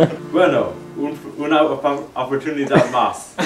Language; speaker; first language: Spanish; non-native, learner; English